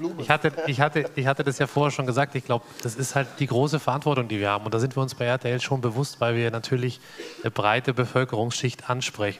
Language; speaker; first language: German; native; German